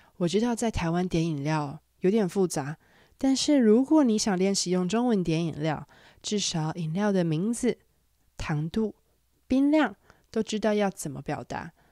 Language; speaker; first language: Chinese; native; Chinese